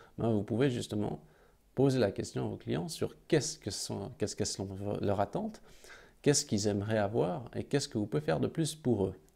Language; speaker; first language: French; native; French